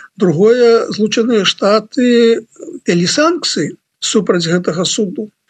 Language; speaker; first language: Belarusian; non-native, local second language; Russian